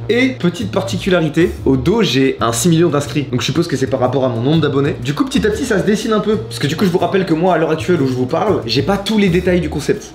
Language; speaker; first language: French; native; French